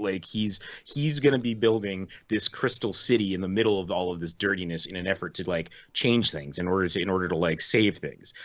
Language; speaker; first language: English; native; English